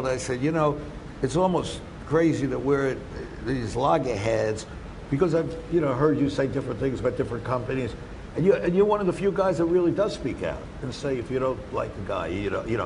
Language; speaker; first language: English; native; English